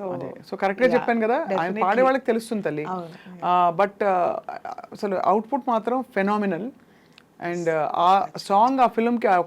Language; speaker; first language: Telugu; native; Telugu